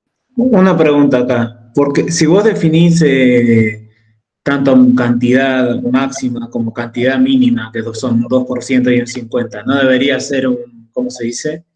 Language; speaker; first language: Spanish; native; Spanish